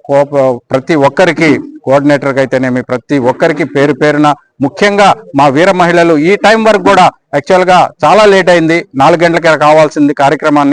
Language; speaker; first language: Telugu; native; Telugu